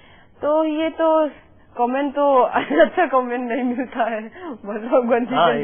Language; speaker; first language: Hindi; non-native, local second language; Manipuri